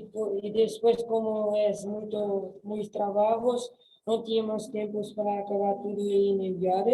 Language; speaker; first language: Spanish; non-native, learner; Portuguese